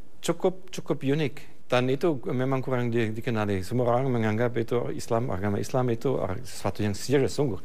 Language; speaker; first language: Malay; non-native, fluent; German